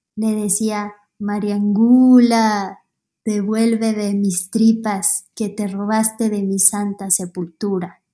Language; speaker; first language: Spanish; native; Spanish